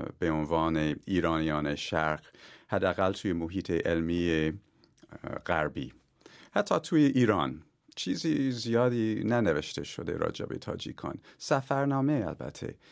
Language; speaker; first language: Persian; non-native, fluent; English